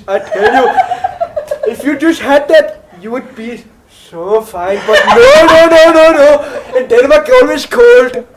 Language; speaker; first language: English; non-native, fluent; Danish